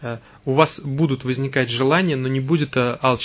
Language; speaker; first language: Russian; native; Russian